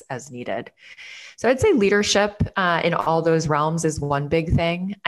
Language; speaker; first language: English; native; English